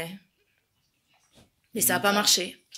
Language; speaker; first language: French; early bilingual, other home language; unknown